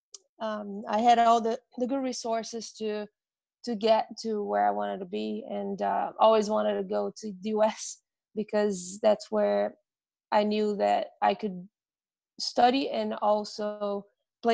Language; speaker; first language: English; non-native, fluent; Portuguese